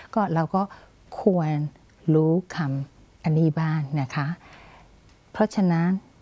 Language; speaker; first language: Thai; non-native, fluent; Burmese